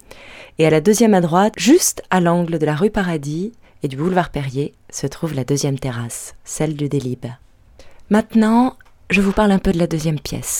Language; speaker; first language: French; native; French